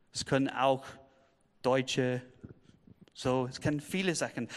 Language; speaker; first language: German; non-native, fluent; English